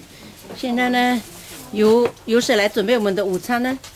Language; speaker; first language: Chinese; native; Chinese